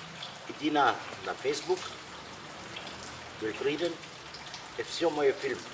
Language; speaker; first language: Russian; non-native, learner; German